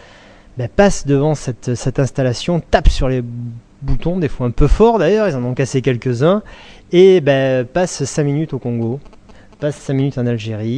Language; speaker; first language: French; native; French